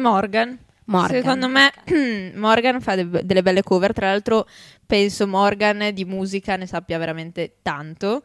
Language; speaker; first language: Italian; native; Italian